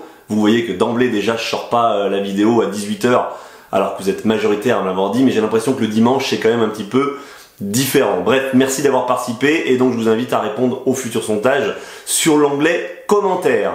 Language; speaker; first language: French; native; French